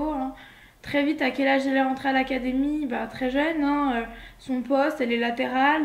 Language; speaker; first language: French; native; French